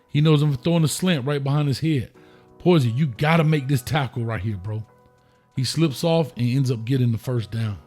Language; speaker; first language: English; native; English